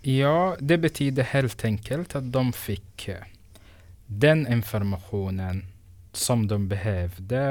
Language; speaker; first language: Swedish; non-native, fluent; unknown